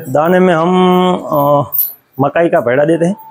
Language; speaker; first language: Hindi; non-native, local second language; Gujarati